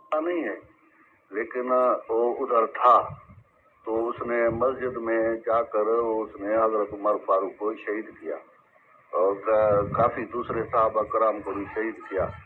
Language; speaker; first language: Urdu; non-native, local second language; Sindhi